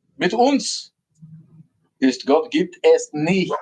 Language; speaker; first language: German; non-native, learner; English